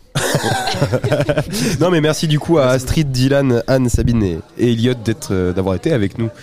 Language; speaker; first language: French; native; French